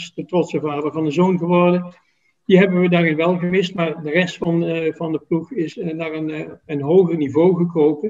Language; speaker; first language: Dutch; native; Dutch